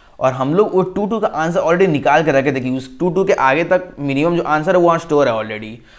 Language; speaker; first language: Hindi; native; Hindi